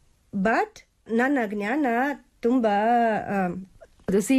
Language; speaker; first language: Kannada; non-native, learner; Russian